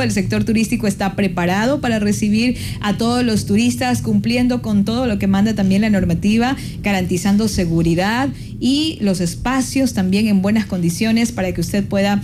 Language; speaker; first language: Spanish; native; Spanish